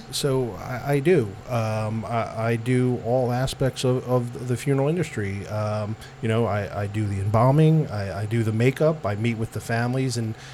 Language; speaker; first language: English; native; English